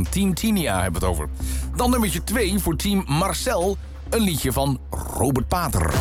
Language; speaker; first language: Dutch; native; Dutch